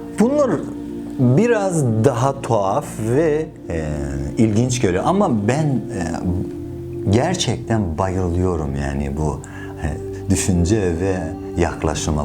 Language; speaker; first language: Turkish; non-native, fluent; Persian